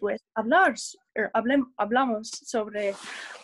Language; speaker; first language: Spanish; non-native, learner; English